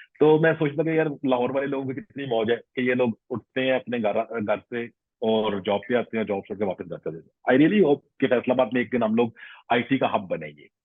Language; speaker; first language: Urdu; non-native, local second language; Punjabi